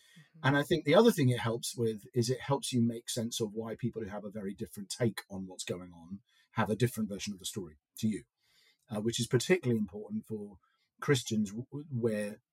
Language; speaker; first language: English; native; English